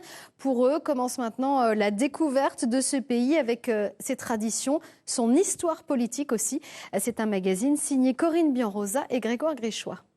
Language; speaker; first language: French; native; French